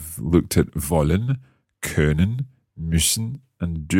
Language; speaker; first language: German; non-native, learner; English